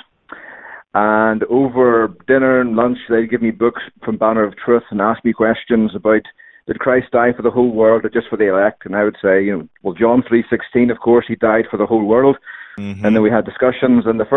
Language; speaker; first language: English; native; English